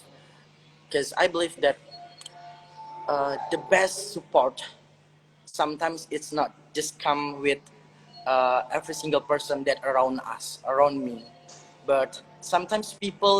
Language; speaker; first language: English; non-native, learner; Indonesian